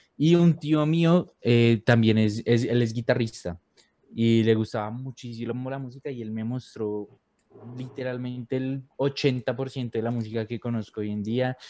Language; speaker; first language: Spanish; native; Spanish